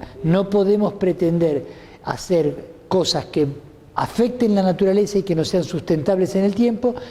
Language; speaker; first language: Spanish; native; Spanish